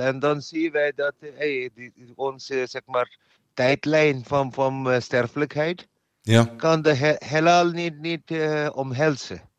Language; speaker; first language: Dutch; non-native, learner; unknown